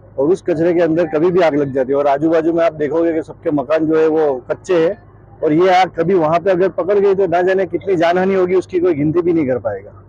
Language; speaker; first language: Hindi; non-native, local second language; Gujarati